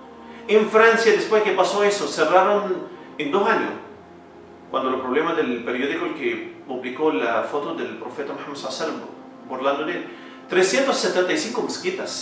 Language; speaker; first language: Spanish; non-native, fluent; Arabic